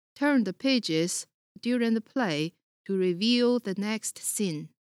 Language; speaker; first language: English; non-native, fluent; Chinese